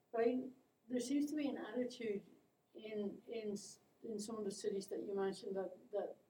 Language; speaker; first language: English; non-native, fluent; Dutch